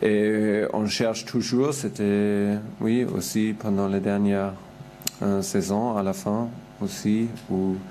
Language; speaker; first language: French; non-native, fluent; German